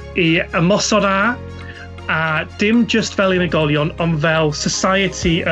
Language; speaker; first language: Welsh; non-native, local second language; English